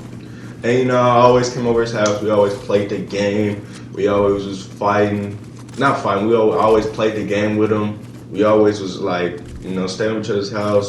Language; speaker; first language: English; native; English